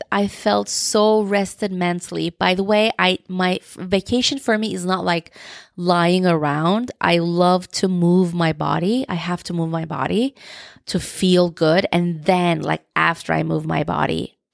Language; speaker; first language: English; non-native, fluent; Turkish